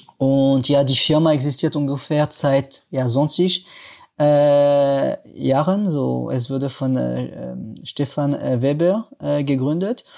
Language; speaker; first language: German; non-native, fluent; French